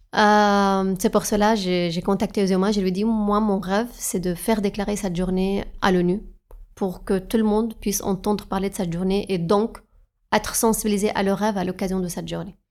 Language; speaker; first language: French; non-native, fluent; Arabic